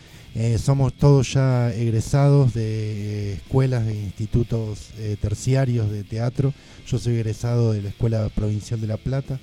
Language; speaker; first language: Spanish; native; Spanish